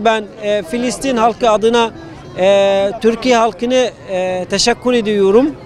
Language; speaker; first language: Turkish; non-native, fluent; Arabic